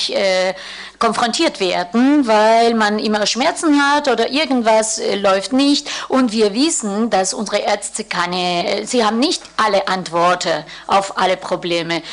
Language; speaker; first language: German; non-native, fluent; Spanish